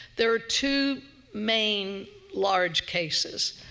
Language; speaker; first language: English; native; English